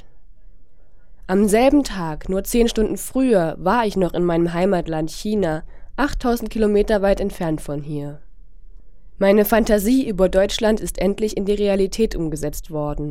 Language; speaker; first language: German; non-native, fluent; Chinese